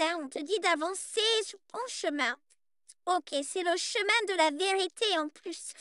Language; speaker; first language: French; native; French